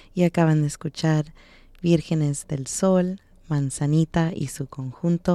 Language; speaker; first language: Spanish; early bilingual, heritage; Spanish